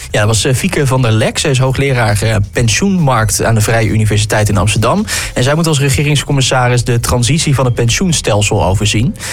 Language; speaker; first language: Dutch; native; Dutch